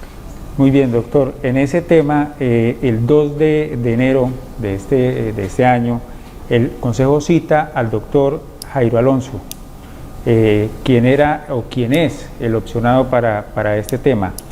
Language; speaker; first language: Spanish; native; Spanish